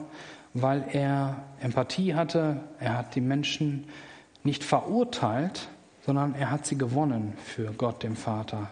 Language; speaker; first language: German; native; German